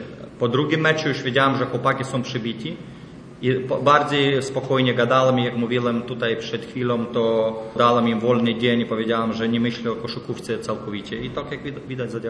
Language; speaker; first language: Polish; non-native, fluent; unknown